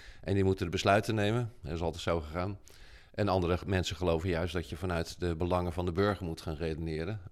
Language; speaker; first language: Dutch; native; Dutch